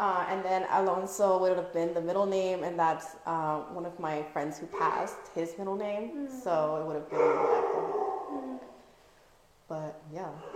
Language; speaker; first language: English; early bilingual, other home language; Spanish